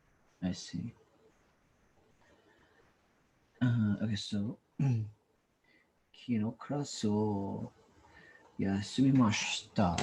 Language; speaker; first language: Japanese; non-native, learner; English